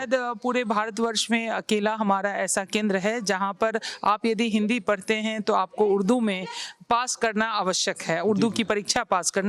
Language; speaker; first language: Hindi; native; Hindi